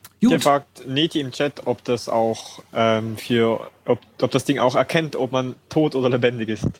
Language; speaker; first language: German; native; German